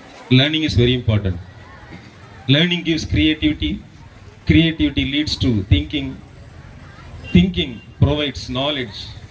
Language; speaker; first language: English; non-native, local second language; Tamil